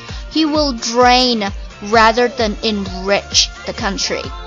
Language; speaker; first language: English; non-native, fluent; Chinese